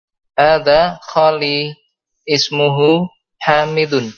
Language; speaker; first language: Arabic; non-native, learner; Indonesian